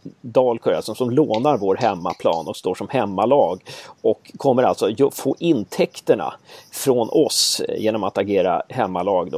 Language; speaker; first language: Swedish; native; Swedish